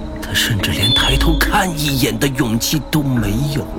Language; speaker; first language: Chinese; native; Chinese